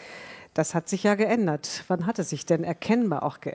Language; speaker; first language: German; native; German